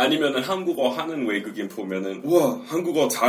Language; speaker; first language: Korean; non-native, fluent; English